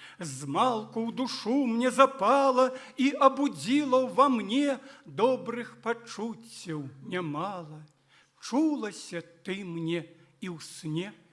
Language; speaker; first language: Belarusian; native; Belarusian